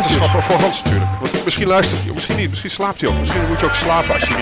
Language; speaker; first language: Dutch; native; Dutch